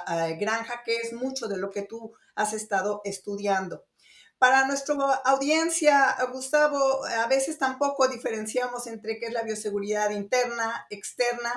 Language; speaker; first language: Spanish; native; Spanish